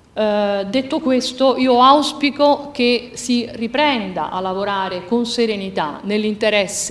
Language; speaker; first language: Italian; native; Italian